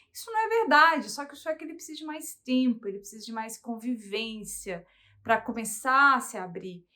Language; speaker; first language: Portuguese; early bilingual, heritage; Portuguese